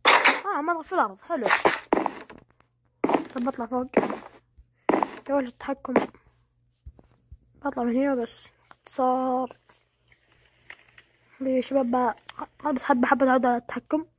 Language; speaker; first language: Arabic; native; Arabic